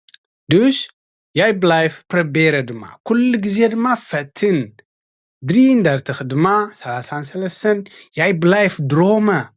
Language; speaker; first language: Dutch; non-native, fluent; Tigrinya